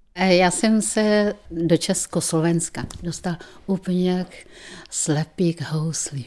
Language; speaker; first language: Czech; non-native, fluent; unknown